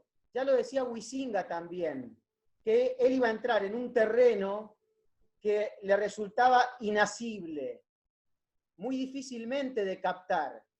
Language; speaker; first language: Spanish; native; Spanish